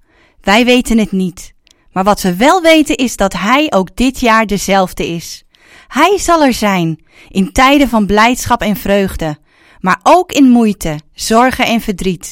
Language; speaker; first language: Dutch; native; Dutch